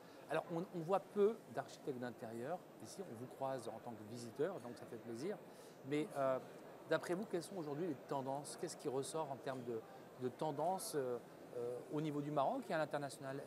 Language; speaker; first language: French; non-native, local second language; Arabic